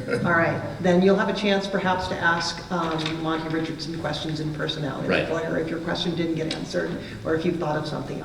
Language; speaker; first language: English; native; English